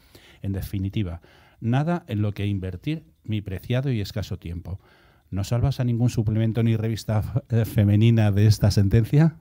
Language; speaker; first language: Spanish; native; Spanish